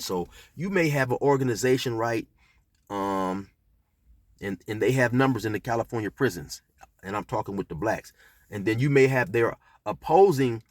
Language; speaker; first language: English; native; English